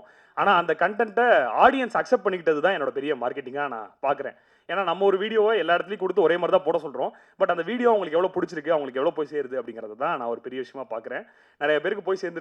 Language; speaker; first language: Tamil; native; Tamil